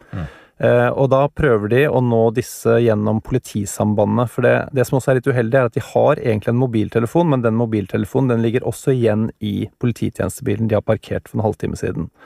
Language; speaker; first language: Norwegian; native; Norwegian